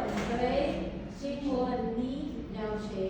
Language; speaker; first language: Chinese; non-native, learner; Filipino